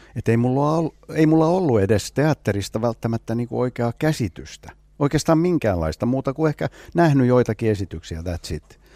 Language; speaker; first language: Finnish; native; Finnish